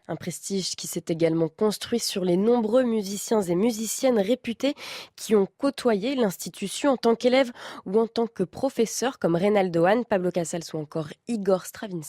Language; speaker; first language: French; native; French